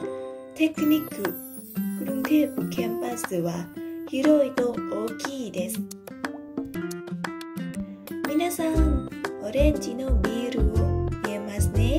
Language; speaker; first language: Japanese; non-native, learner; Thai